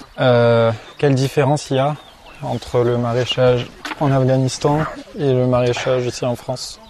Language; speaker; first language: French; native; French